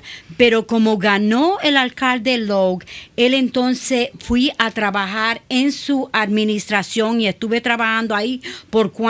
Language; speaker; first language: Spanish; early bilingual, other home language; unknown